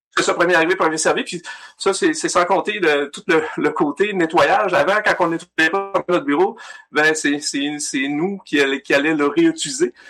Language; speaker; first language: French; native; French